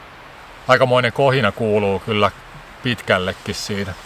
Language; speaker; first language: Finnish; native; Finnish